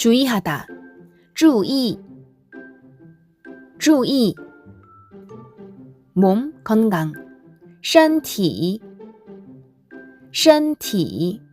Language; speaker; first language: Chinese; non-native, fluent; Korean